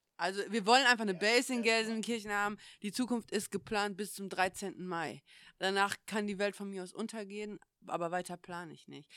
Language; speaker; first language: German; native; German